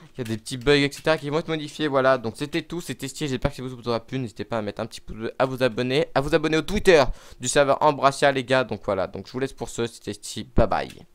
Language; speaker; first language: French; native; French